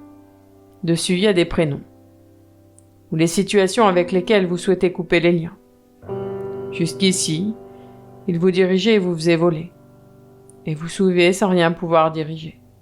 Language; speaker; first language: French; native; French